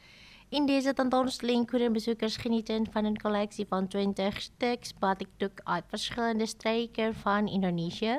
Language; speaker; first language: Dutch; non-native, fluent; Indonesian